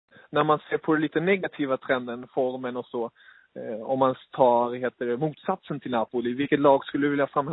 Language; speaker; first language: Swedish; native; Swedish